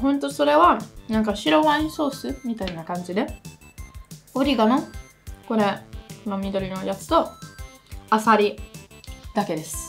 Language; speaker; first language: Japanese; non-native, fluent; Italian